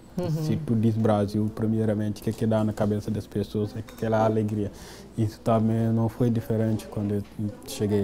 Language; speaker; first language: Portuguese; non-native, fluent; Wolof